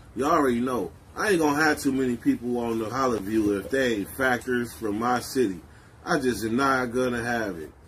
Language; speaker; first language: English; native; English